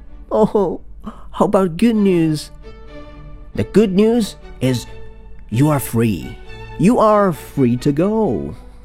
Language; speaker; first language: English; non-native, fluent; Chinese